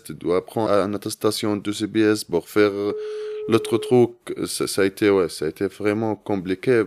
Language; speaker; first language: French; non-native, learner; Arabic